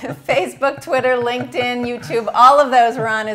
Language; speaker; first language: English; native; English